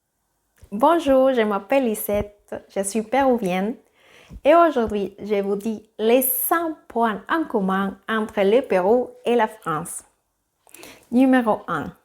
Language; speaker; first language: French; non-native, fluent; Spanish